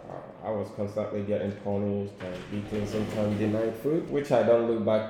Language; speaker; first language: English; non-native, local second language; Igbo